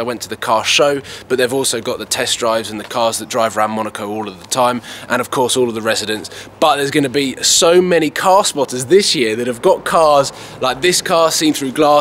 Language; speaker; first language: English; native; English